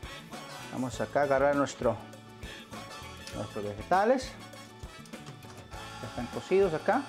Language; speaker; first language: Spanish; native; Spanish